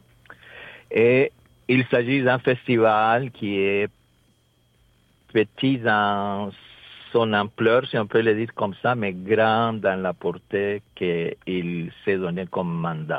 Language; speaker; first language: French; non-native, fluent; Spanish